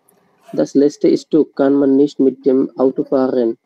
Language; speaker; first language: German; non-native, learner; Bangla